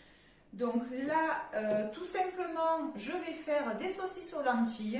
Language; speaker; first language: French; native; French